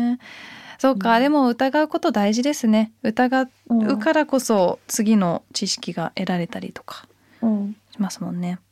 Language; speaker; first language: Japanese; early bilingual, heritage; Japanese